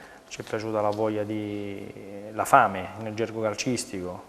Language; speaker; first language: Italian; native; Italian